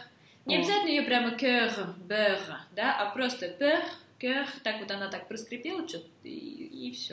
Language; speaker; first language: Russian; native; Russian